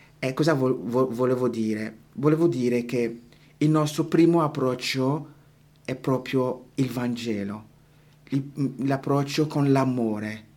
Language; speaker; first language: Italian; non-native, fluent; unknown